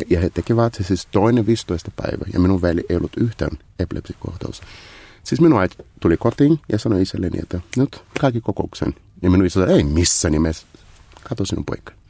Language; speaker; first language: Finnish; non-native, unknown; Portuguese